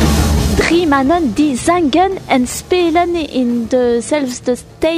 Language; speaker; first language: Dutch; non-native, local second language; French